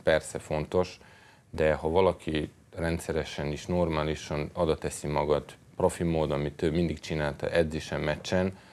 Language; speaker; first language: Hungarian; non-native, fluent; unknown